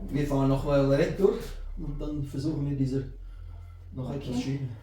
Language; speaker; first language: German; native; German